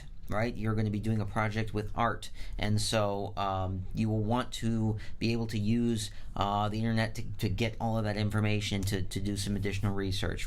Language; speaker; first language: English; native; English